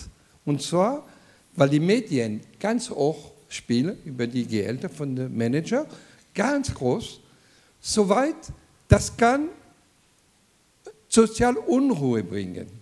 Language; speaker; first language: German; non-native, fluent; French